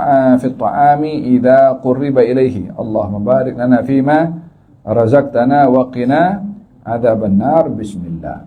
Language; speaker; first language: Arabic; non-native, fluent; Malay